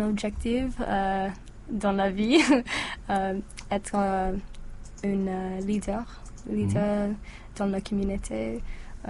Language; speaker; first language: French; non-native, learner; English